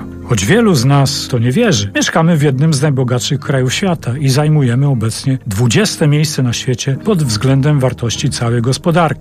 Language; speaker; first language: Polish; native; Polish